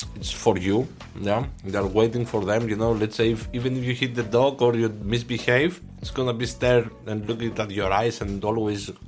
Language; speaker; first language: English; non-native, fluent; Greek